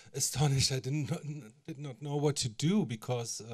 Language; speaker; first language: English; non-native, fluent; German